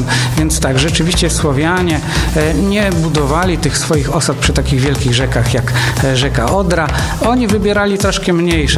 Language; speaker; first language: Polish; native; Polish